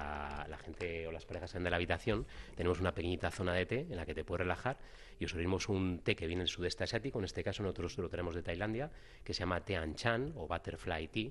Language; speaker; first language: Spanish; native; Spanish